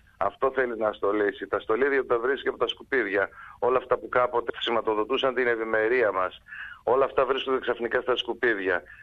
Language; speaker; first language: Greek; early bilingual, heritage; Greek